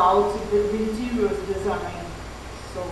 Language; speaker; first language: English; non-native, fluent; Portuguese